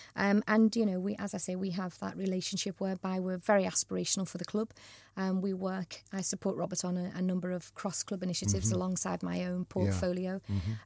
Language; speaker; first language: English; native; English